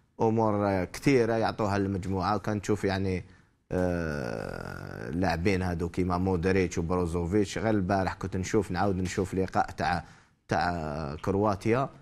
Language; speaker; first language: Arabic; native; Arabic